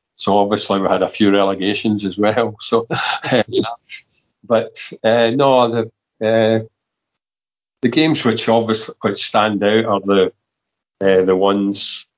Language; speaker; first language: English; native; English